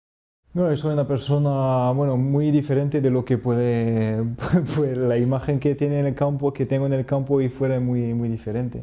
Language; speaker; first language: Spanish; non-native, fluent; French